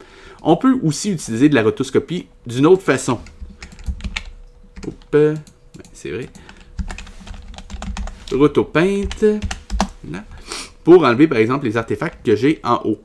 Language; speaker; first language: French; native; French